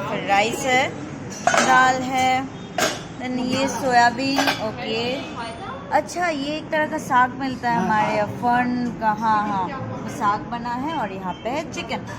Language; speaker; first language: Hindi; non-native, local second language; Bangla